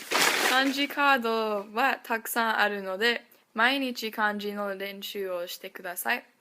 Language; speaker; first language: Japanese; non-native, learner; English